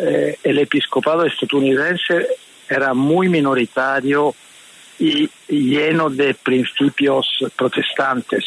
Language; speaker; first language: Spanish; non-native, fluent; Italian